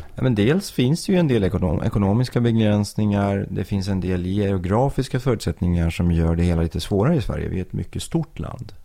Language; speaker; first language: Swedish; early bilingual, other home language; Persian